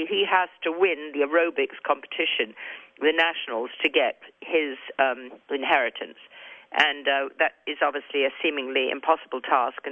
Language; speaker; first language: English; native; English